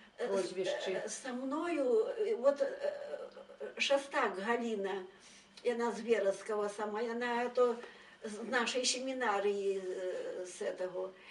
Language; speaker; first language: Belarusian; native; Belarusian